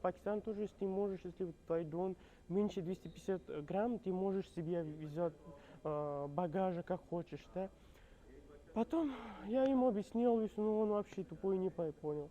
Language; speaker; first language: Russian; non-native, learner; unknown